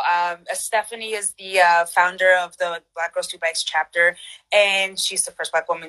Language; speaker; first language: English; native; English